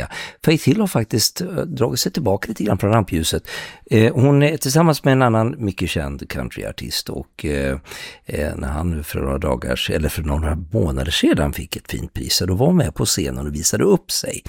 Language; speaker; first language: Swedish; native; Swedish